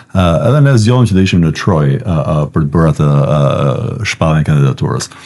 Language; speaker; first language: Albanian; native; Albanian